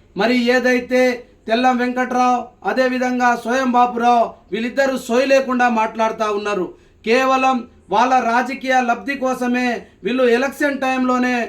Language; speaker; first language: Telugu; non-native, local second language; Lambadi